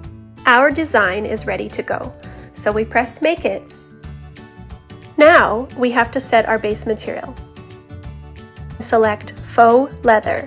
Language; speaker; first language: English; native; English